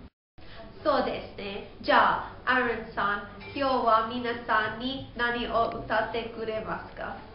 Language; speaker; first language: Japanese; non-native, learner; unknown